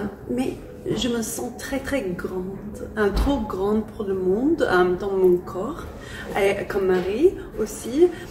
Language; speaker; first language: French; non-native, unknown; English